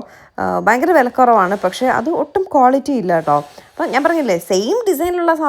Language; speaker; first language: Malayalam; native; Malayalam